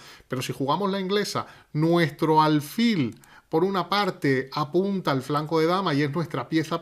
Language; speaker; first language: Spanish; native; Spanish